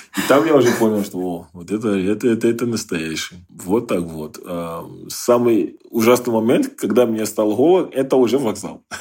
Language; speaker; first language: Russian; non-native, fluent; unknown